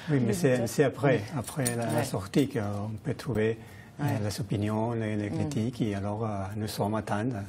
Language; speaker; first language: French; non-native, learner; Spanish